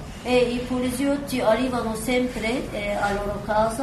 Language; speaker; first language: Italian; non-native, learner; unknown